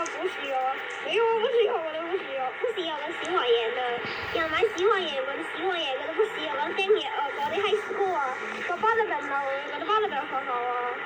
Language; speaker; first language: Cantonese; early bilingual, heritage; Cantonese